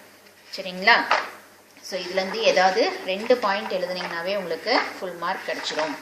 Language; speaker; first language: Tamil; native; Tamil